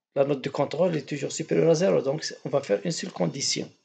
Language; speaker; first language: French; non-native, local second language; Arabic